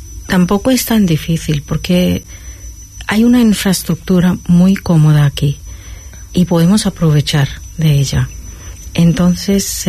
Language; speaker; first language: Spanish; non-native, fluent; Sindhi